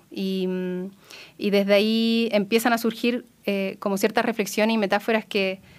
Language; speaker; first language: Spanish; native; Spanish